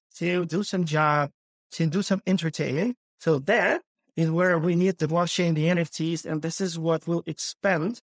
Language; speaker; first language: English; non-native, fluent; Ukrainian